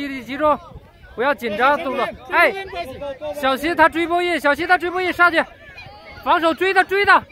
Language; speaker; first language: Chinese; native; Chinese